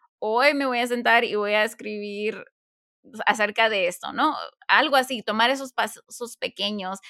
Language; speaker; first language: Spanish; early bilingual, heritage; Spanish